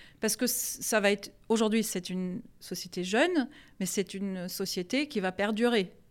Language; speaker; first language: French; non-native, fluent; German